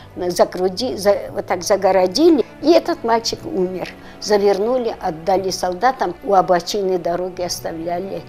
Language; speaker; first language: Russian; non-native, local second language; Crimean Tatar